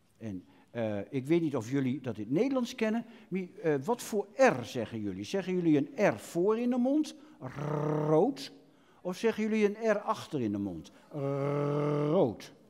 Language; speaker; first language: Dutch; native; Dutch